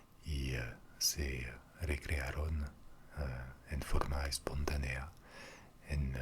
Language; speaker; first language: Spanish; non-native, fluent; French